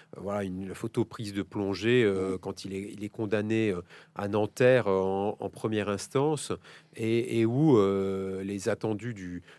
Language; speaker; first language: French; native; French